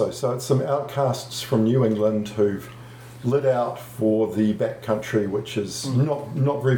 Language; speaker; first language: English; native; English